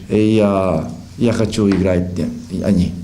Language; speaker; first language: Russian; non-native, learner; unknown